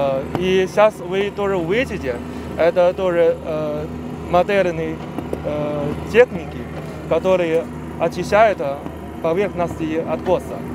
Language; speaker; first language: Russian; non-native, fluent; Chinese